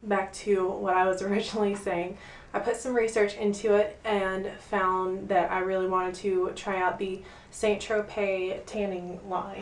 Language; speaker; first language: English; native; English